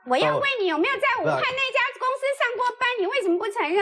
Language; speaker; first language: Chinese; native; Chinese